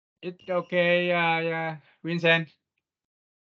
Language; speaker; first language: English; non-native, learner; Vietnamese